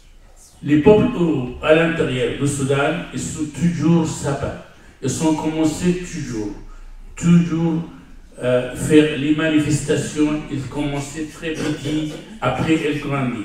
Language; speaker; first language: French; non-native, learner; Arabic